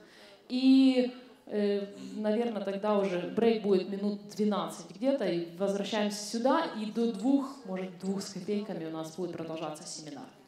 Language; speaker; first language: Russian; native; Russian